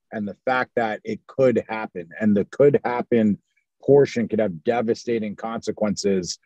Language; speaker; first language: English; native; English